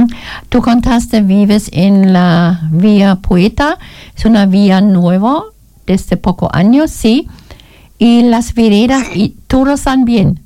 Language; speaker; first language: Spanish; non-native, learner; German